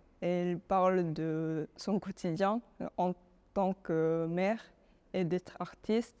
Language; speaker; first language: French; non-native, fluent; Korean